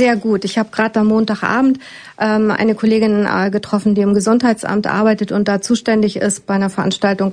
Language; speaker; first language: German; native; German